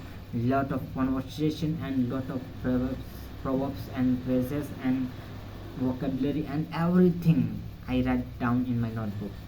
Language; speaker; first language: English; non-native, learner; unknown